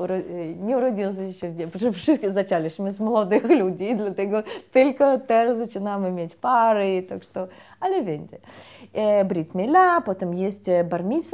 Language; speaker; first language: Polish; non-native, fluent; Russian